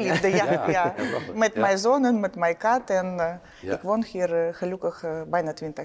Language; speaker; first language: Dutch; non-native, learner; Ukrainian